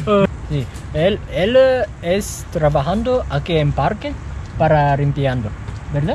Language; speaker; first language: Spanish; non-native, learner; Japanese